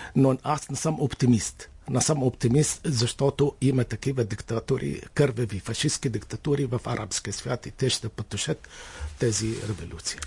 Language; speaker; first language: Bulgarian; non-native, fluent; Arabic